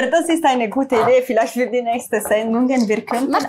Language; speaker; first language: German; non-native, learner; Italian